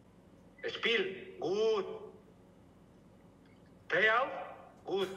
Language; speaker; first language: German; non-native, learner; Spanish